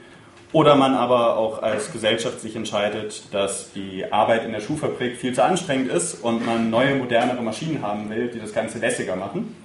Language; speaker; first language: German; native; German